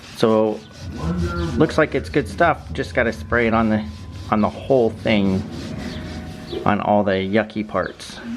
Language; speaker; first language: English; native; English